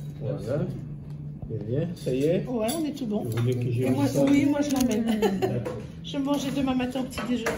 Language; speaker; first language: French; non-native, learner; Korean